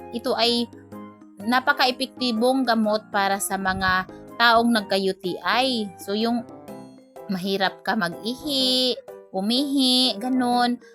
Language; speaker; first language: Filipino; non-native, local second language; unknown